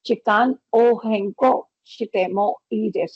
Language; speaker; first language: Japanese; non-native, fluent; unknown